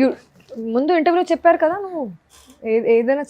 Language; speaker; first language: Telugu; non-native, fluent; Hindi